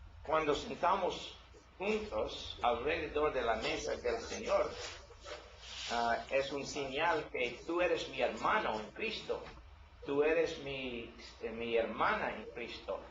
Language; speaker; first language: Spanish; non-native, learner; English